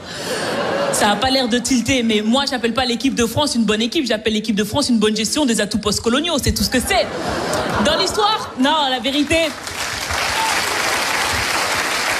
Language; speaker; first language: French; native; French